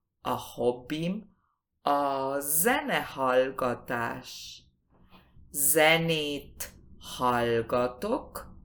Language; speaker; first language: Hungarian; early bilingual, heritage; Spanish